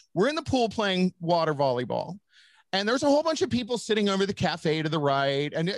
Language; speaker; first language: English; native; English